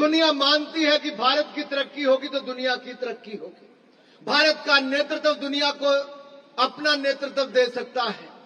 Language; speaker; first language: Hindi; native; Hindi